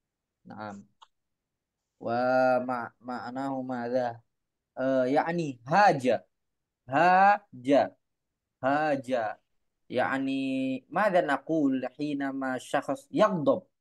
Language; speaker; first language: Arabic; non-native, fluent; Indonesian